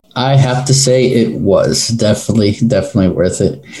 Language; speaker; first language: English; native; English